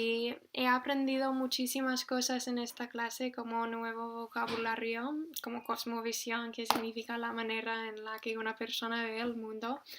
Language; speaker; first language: Spanish; non-native, fluent; English